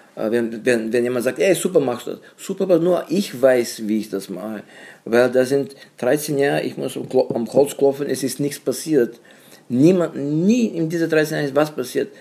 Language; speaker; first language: German; non-native, fluent; Bulgarian